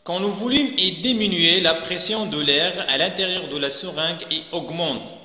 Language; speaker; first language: French; non-native, local second language; Arabic